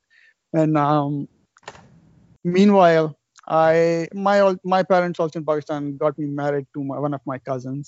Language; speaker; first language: English; non-native, local second language; Urdu